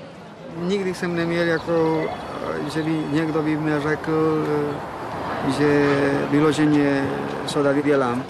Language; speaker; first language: Czech; non-native, fluent; Spanish